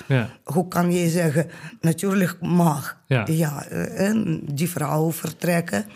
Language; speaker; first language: Dutch; non-native, learner; Ukrainian